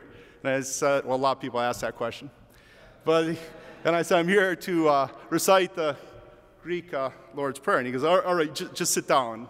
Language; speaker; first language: English; native; English